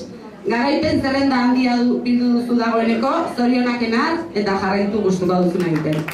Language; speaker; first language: Basque; native; Basque